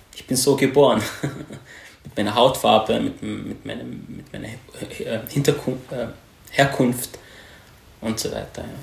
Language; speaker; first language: German; non-native, fluent; Arabic